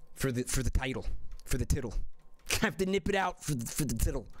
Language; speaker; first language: English; native; English